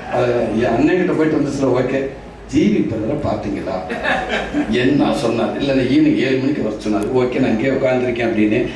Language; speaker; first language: Tamil; native; Tamil